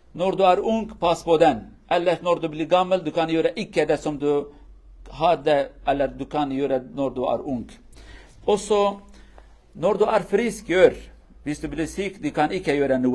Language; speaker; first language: Swedish; non-native, learner; Kurdish